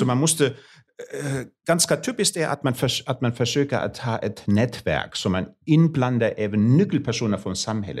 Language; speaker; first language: Swedish; non-native, fluent; German